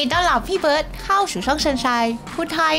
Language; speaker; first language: Thai; non-native, fluent; Vietnamese